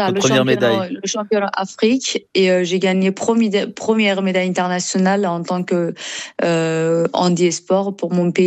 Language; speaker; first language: French; non-native, learner; Persian